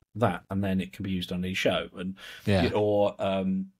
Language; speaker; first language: English; native; English